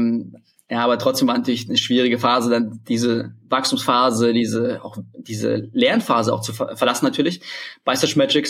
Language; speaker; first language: German; early bilingual, other home language; Russian